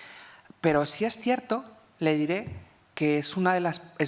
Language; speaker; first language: Spanish; native; Spanish